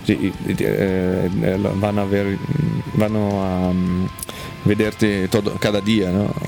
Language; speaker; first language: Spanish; non-native, learner; Italian